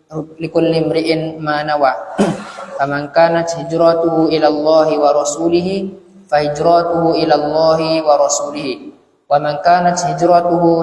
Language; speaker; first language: Arabic; non-native, learner; Indonesian